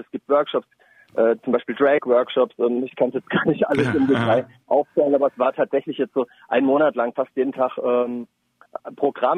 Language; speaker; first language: German; native; German